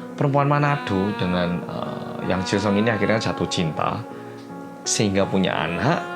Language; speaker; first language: Indonesian; early bilingual, other home language; Korean